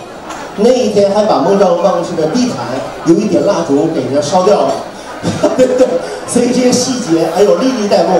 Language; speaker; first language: Chinese; native; Chinese